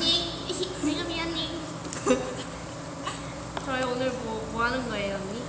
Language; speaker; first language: Korean; non-native, fluent; Thai